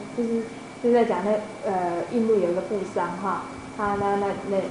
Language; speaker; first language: Chinese; native; Chinese